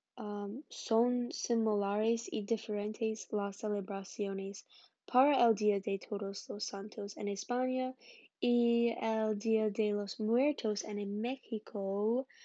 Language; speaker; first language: Spanish; non-native, learner; English